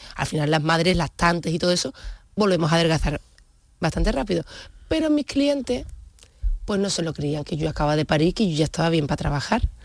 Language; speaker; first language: Spanish; native; Spanish